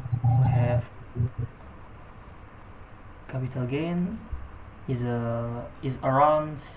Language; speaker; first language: English; non-native, learner; Indonesian